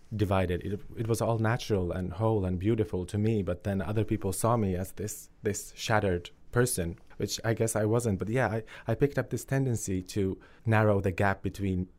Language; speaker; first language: English; early bilingual, other home language; Finnish